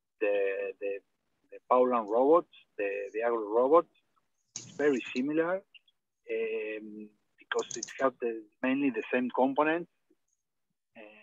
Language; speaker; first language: English; non-native, learner; Spanish